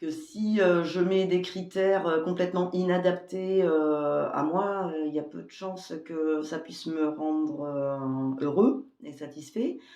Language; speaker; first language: French; native; French